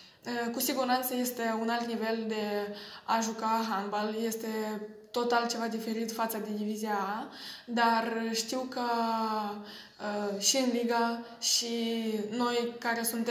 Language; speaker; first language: Romanian; non-native, fluent; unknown